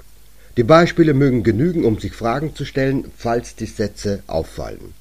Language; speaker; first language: German; native; German